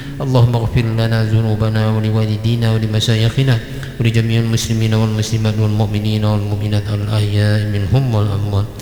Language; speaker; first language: Arabic; non-native, fluent; Malay